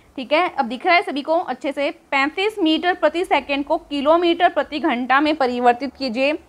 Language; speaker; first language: Hindi; native; Hindi